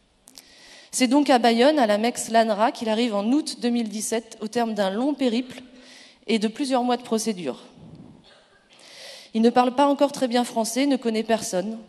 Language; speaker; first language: French; native; French